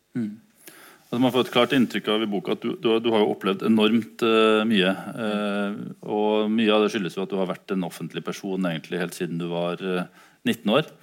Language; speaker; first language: Norwegian; native; Norwegian